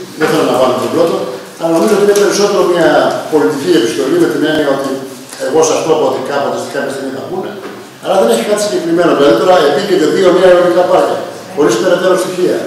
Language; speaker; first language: Greek; native; Greek